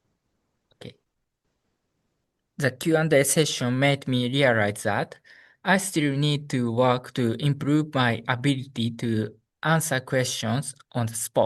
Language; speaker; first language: English; non-native, learner; Japanese